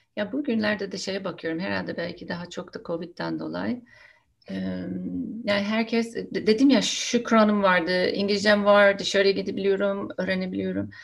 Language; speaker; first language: Turkish; non-native, fluent; English